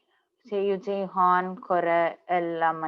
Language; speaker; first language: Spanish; non-native, learner; English